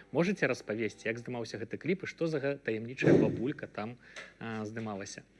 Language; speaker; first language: Belarusian; native; Belarusian